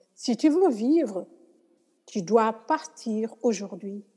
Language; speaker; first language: French; non-native, local second language; Wolof